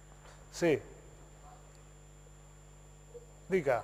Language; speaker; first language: Italian; native; Italian